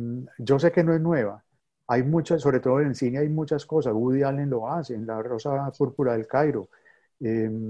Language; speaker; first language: Spanish; native; Spanish